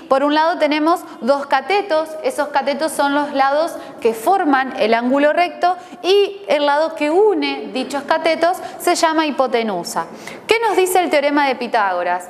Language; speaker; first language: Spanish; native; Spanish